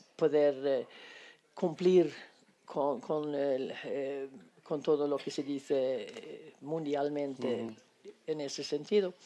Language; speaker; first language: Spanish; non-native, fluent; Swedish